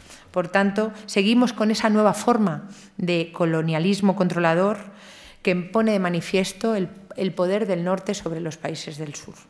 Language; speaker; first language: Spanish; native; Spanish